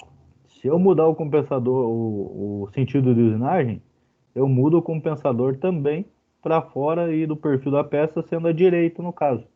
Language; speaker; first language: Portuguese; native; Portuguese